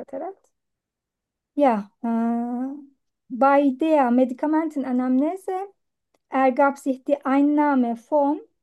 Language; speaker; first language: German; non-native, learner; Turkish